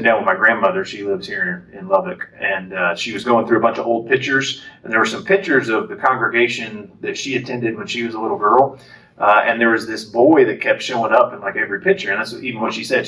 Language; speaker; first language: English; native; English